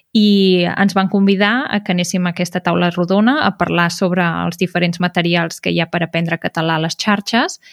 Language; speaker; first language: Catalan; native; Catalan